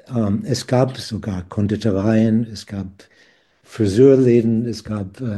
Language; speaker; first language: German; non-native, fluent; English